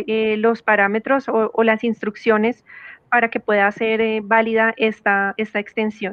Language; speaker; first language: Spanish; native; Spanish